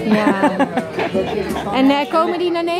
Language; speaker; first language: Dutch; non-native, fluent; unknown